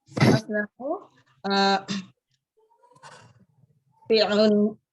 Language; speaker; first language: Arabic; non-native, learner; Indonesian